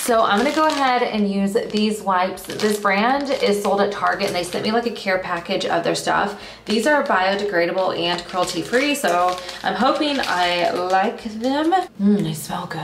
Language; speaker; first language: English; native; English